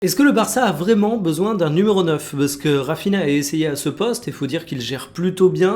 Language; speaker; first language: French; native; French